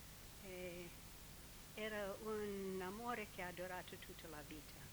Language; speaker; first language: Italian; non-native, fluent; English